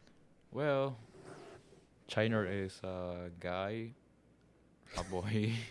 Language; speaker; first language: English; non-native, learner; Spanish